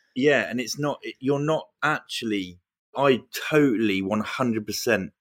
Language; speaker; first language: English; native; English